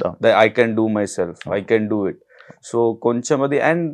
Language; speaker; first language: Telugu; non-native, learner; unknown